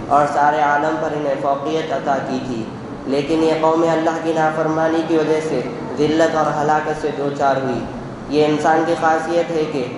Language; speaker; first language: Urdu; native; Urdu